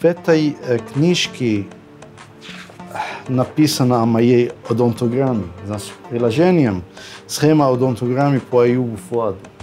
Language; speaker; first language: Russian; non-native, fluent; Arabic